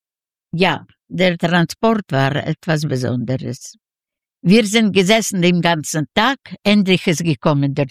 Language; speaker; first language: German; non-native, fluent; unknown